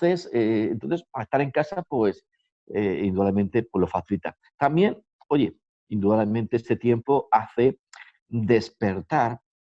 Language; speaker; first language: Spanish; native; Spanish